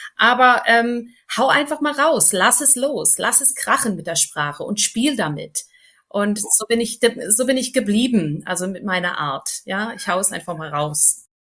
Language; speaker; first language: German; non-native, fluent; English